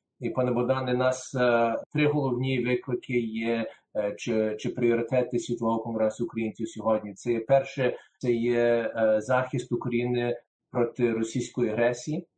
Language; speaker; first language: Ukrainian; early bilingual, heritage; Ukrainian